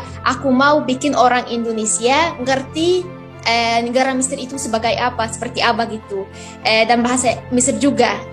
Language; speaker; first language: Indonesian; non-native, fluent; Arabic